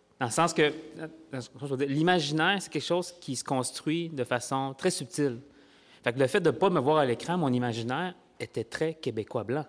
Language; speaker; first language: French; early bilingual, other home language; Vietnamese